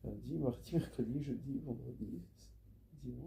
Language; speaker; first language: French; native; French